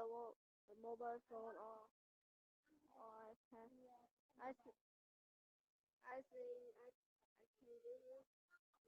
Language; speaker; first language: English; non-native, learner; Vietnamese